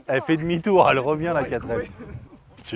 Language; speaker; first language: French; native; French